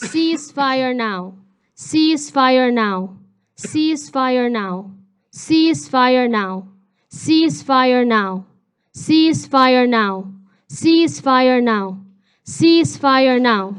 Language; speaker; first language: English; early bilingual, other home language; Arabic